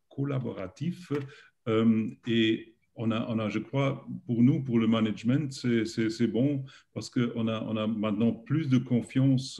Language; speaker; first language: French; non-native, learner; German